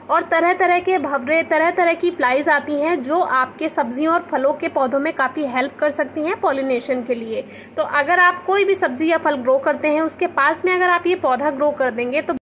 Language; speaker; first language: Hindi; native; Hindi